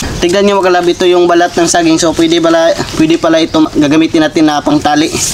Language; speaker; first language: Filipino; non-native, local second language; Cebuano